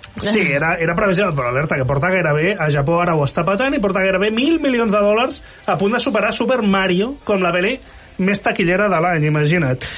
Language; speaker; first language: Catalan; native; Catalan